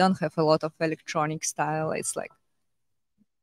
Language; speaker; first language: English; non-native, fluent; Russian